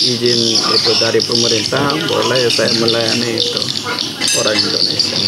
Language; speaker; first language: Indonesian; non-native, learner; Korean